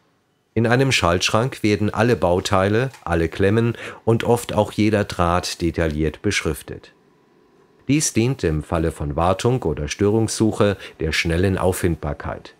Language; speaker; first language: German; native; German